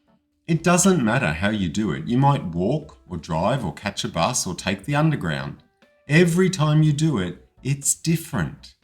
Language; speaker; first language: English; native; English